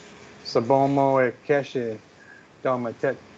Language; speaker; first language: French; non-native, learner; English